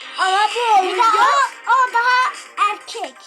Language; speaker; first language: Turkish; early bilingual, other home language; Arabic